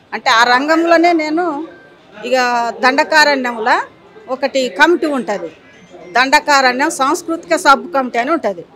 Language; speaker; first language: Telugu; native; Telugu